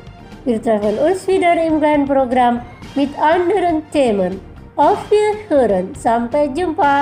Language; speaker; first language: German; non-native, fluent; Indonesian